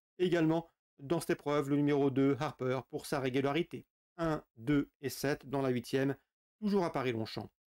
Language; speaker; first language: French; native; French